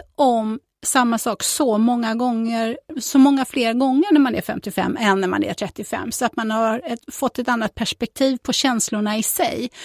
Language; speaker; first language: Swedish; native; Swedish